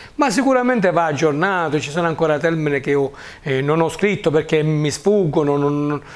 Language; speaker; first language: Italian; native; Italian